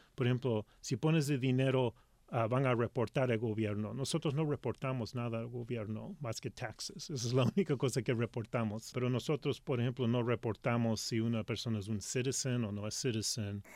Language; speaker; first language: Spanish; early bilingual, heritage; Spanish